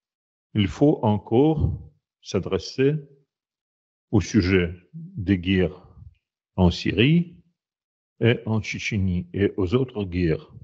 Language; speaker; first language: French; non-native, fluent; Russian